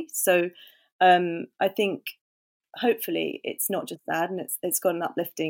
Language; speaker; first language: English; native; English